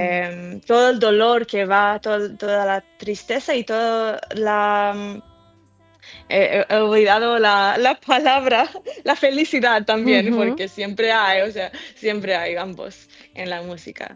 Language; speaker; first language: Spanish; early bilingual, heritage; English